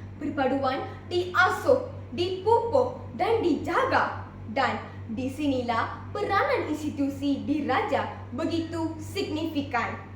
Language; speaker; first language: Malay; non-native, local second language; Tamil